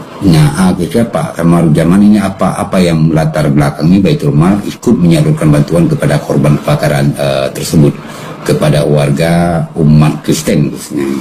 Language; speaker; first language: Indonesian; native; Indonesian